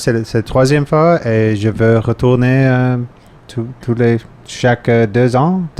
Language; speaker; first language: French; non-native, fluent; English